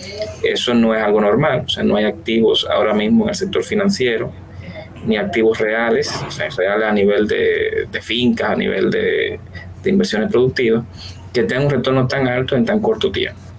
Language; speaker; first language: Spanish; native; Spanish